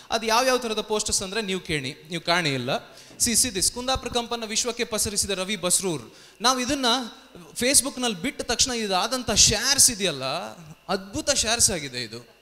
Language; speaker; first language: Kannada; native; Kannada